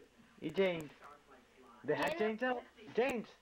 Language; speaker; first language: Spanish; native; Spanish